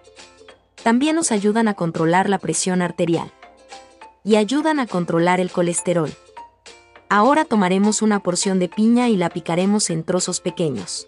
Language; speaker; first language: Spanish; native; Spanish